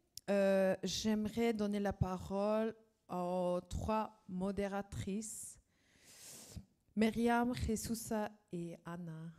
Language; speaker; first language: French; non-native, fluent; German